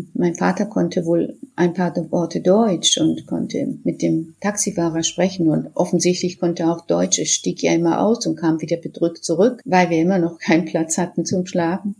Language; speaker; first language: German; early bilingual, other home language; Persian